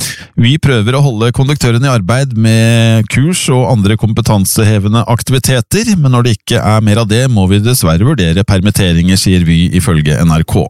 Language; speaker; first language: Norwegian; native; Norwegian